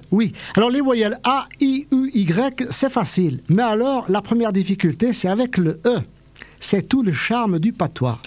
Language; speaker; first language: French; native; French